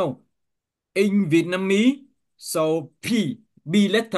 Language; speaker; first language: English; non-native, learner; Vietnamese